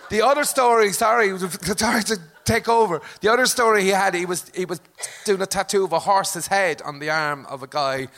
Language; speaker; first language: English; native; English